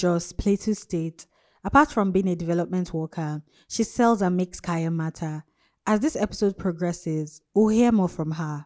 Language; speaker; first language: English; non-native, local second language; Hausa